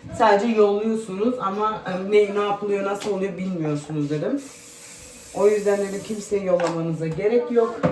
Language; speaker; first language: Turkish; early bilingual, heritage; Turkish